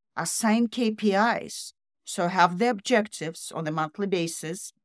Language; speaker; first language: English; non-native, fluent; Russian